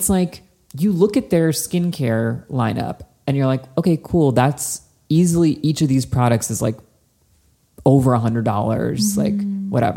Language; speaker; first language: English; native; English